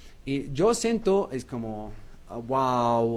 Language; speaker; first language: Spanish; non-native, learner; Arabic